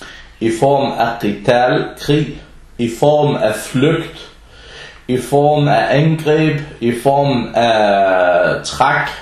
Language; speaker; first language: Danish; non-native, fluent; Arabic